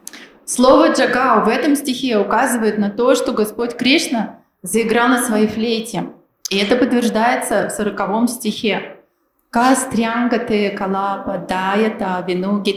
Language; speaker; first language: Russian; native; Russian